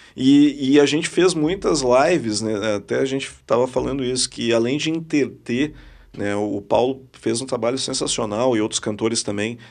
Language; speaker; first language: Portuguese; native; Portuguese